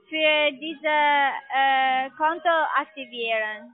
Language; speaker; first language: German; non-native, learner; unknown